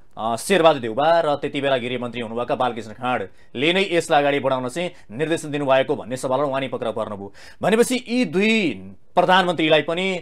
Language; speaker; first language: Nepali; native; Nepali